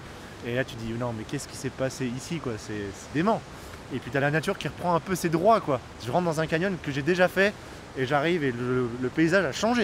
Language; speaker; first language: French; native; French